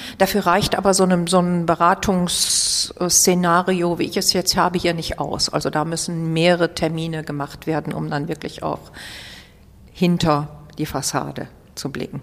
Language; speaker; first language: German; native; German